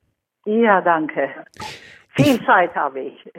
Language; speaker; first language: German; non-native, fluent; Swedish